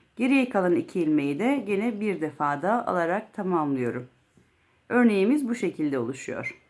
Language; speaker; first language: Turkish; native; Turkish